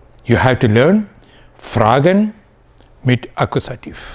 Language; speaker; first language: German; non-native, fluent; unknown